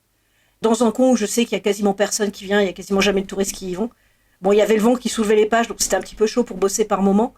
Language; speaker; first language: French; native; French